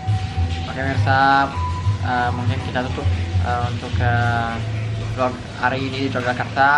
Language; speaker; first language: Indonesian; non-native, fluent; French